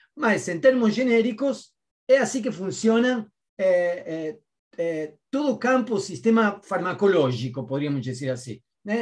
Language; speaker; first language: Spanish; native; Spanish